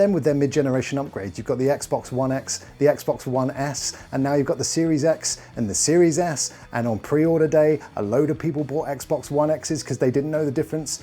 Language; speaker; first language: English; native; English